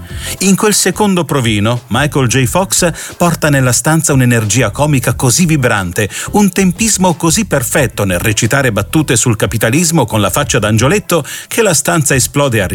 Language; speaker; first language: Italian; native; Italian